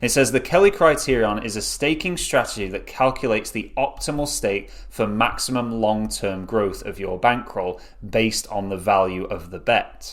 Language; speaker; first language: English; native; English